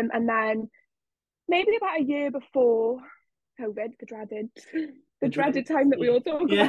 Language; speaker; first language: English; native; English